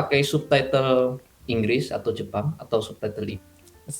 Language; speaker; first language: Indonesian; native; Indonesian